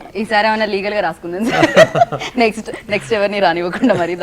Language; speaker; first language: Telugu; native; Telugu